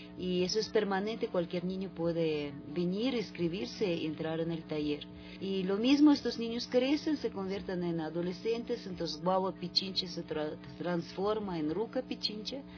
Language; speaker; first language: Spanish; non-native, fluent; Russian